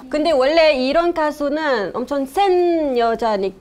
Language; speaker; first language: Korean; non-native, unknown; Arabic